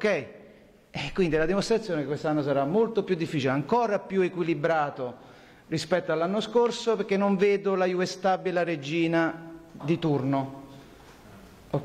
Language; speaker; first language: Italian; native; Italian